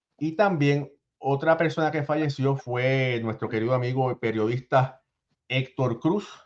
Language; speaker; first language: Spanish; native; Spanish